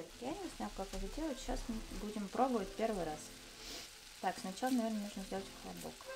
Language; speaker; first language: Russian; native; Russian